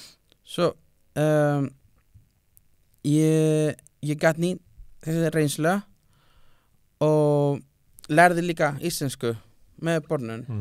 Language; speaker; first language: Icelandic; non-native, learner; Spanish